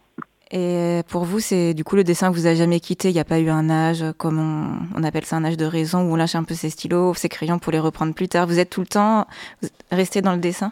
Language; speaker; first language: French; native; French